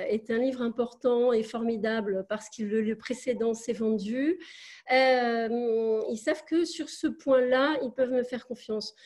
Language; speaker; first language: French; native; French